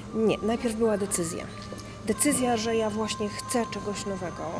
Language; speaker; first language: Polish; native; Polish